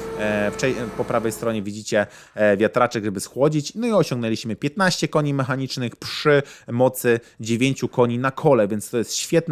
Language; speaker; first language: Polish; native; Polish